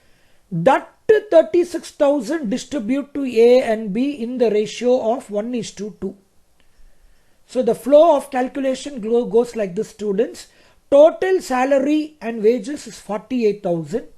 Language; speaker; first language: English; non-native, local second language; Kannada